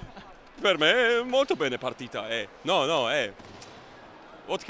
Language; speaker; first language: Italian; non-native, learner; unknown